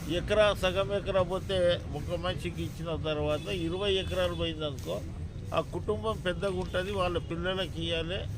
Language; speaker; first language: Telugu; non-native, local second language; Lambadi